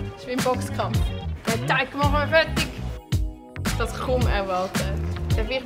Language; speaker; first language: German; native; German